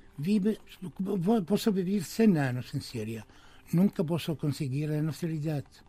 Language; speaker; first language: Portuguese; non-native, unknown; Arabic